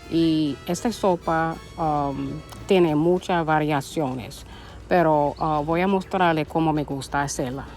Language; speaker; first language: Spanish; early bilingual, heritage; Spanish